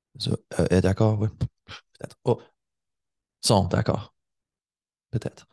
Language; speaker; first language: French; non-native, learner; English